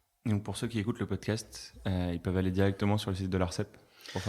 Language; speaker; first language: French; native; French